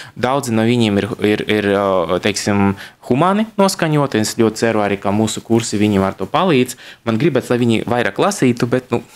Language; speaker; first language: Latvian; native; Latvian